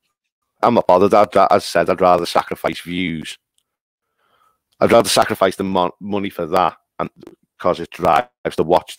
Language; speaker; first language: English; native; English